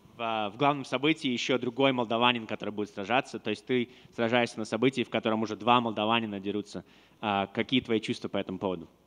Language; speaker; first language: Russian; native; Russian